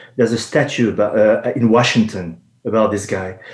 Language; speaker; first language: English; non-native, fluent; French